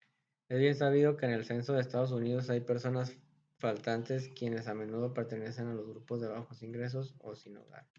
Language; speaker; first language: Spanish; native; Spanish